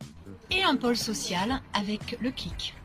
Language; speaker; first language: French; native; French